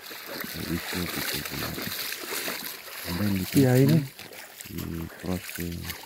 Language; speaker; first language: English; non-native, learner; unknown